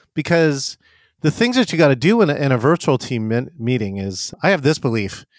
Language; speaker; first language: English; native; English